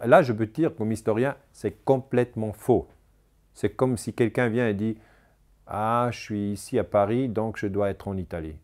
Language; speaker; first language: French; non-native, local second language; German